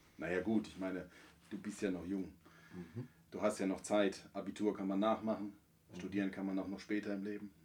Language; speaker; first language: German; native; German